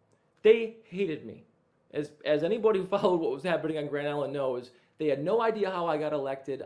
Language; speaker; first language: English; native; English